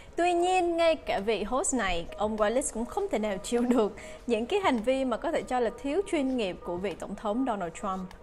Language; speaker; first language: Vietnamese; native; Vietnamese